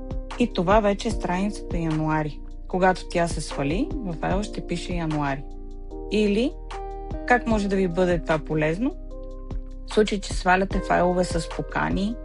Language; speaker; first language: Bulgarian; native; Bulgarian